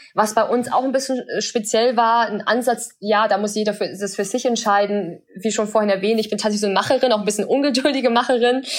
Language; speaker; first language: German; early bilingual, other home language; Chinese